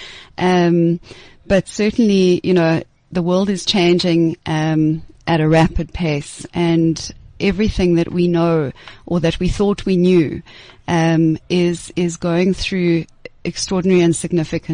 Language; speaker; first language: English; native; English